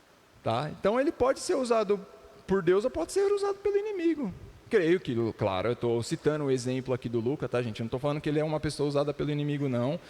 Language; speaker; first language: Portuguese; native; Portuguese